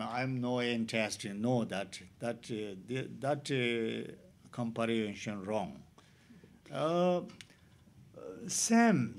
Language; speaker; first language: English; non-native, learner; Tibetan